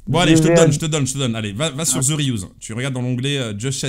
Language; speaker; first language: French; native; French